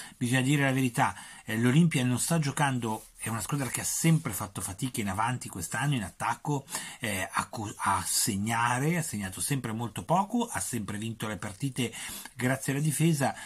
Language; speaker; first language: Italian; native; Italian